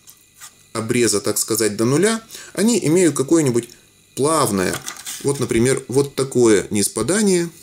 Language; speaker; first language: Russian; native; Russian